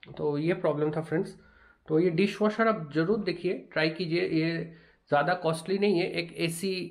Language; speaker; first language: Hindi; non-native, local second language; Bangla